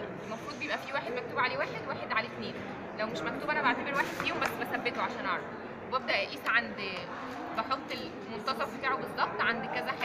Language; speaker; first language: Arabic; native; Arabic